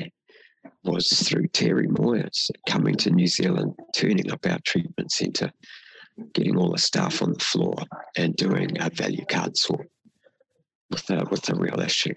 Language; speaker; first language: English; non-native, local second language; Māori